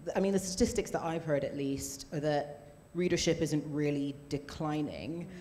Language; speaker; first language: English; native; English